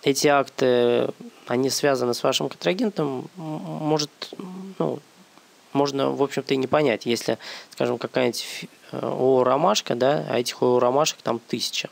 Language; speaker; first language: Russian; native; Russian